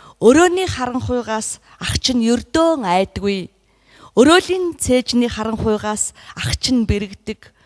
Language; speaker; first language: Mongolian; native; Mongolian